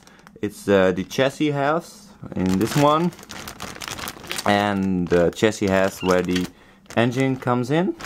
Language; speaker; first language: English; non-native, fluent; Dutch